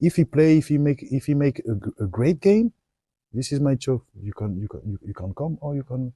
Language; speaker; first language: English; non-native, learner; French